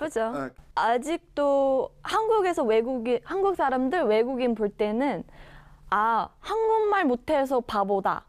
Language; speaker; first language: Korean; early bilingual, other home language; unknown